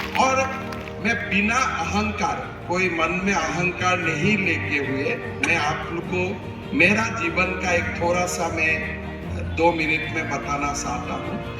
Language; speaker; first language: Hindi; non-native, local second language; Assamese